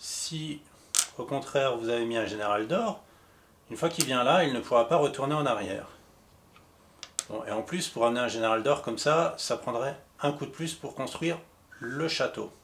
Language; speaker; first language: French; native; French